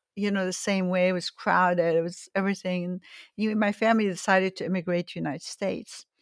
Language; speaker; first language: English; early bilingual, other home language; Arabic